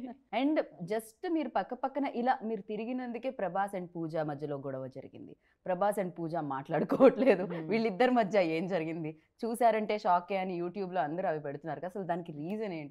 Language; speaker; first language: Telugu; native; Telugu